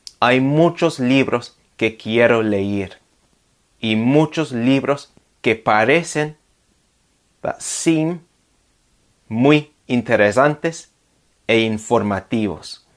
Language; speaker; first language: Spanish; non-native, fluent; English